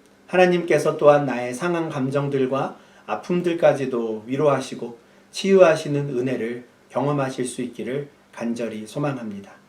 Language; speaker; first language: Korean; native; Korean